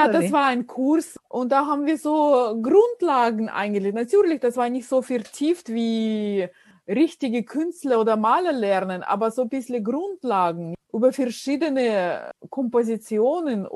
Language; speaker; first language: German; non-native, fluent; Russian